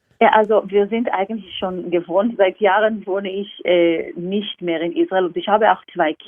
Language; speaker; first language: German; non-native, fluent; Hebrew